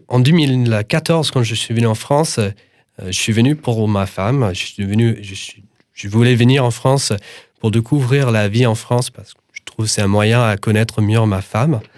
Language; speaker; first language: French; non-native, fluent; English